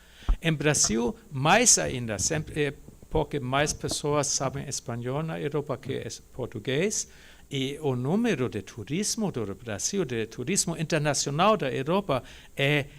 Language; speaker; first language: Portuguese; non-native, fluent; German